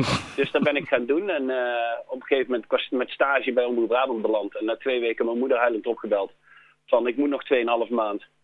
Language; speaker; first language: Dutch; native; Dutch